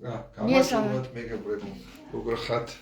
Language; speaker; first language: Georgian; early bilingual, heritage; Georgian